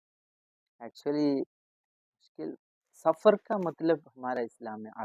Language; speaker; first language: Hindi; non-native, local second language; Malayalam